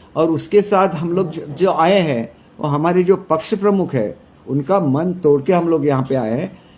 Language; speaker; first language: Hindi; non-native, local second language; Marathi